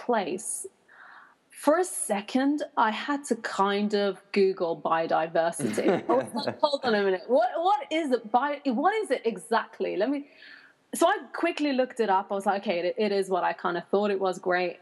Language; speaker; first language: English; non-native, fluent; Persian